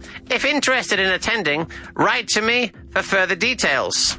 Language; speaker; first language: English; native; English